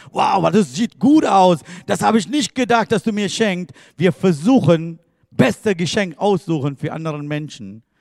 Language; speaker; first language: German; non-native, fluent; Tamil